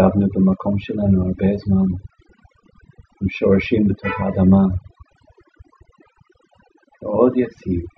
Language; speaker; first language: Hebrew; non-native, fluent; English